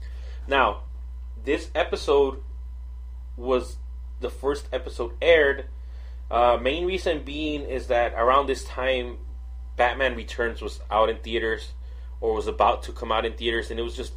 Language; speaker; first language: English; native; English